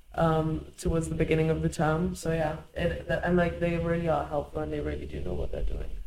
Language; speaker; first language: English; early bilingual, other home language; Hungarian